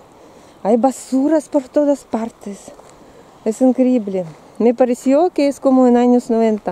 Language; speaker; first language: Spanish; non-native, learner; Russian